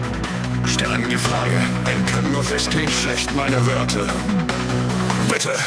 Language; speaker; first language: German; non-native, learner; Italian